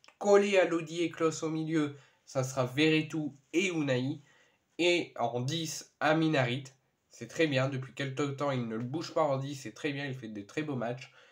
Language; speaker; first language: French; native; French